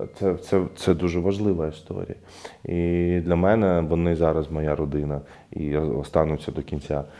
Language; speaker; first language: Ukrainian; non-native, fluent; Arabic